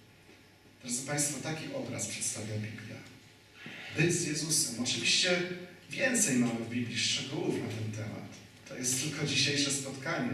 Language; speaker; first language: Polish; native; Polish